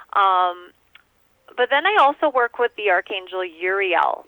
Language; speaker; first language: English; native; English